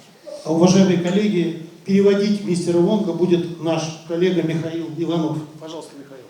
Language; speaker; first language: Russian; native; Russian